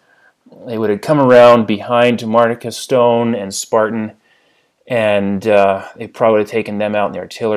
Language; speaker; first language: English; native; English